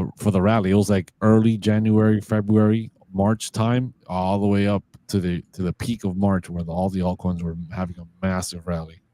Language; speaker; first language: English; native; English